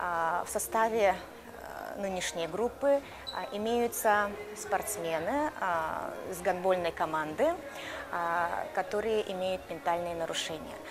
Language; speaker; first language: Russian; native; Russian